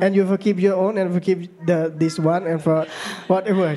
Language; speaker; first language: English; non-native, learner; Thai